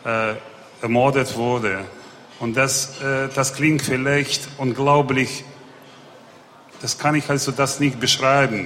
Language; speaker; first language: German; non-native, fluent; Russian